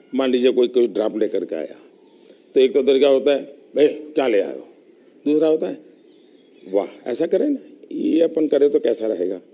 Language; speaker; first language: Hindi; non-native, local second language; Gujarati